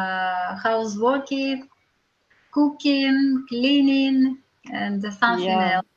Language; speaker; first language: English; non-native, learner; Russian